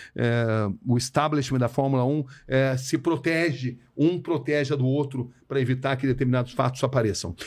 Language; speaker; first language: Portuguese; native; Portuguese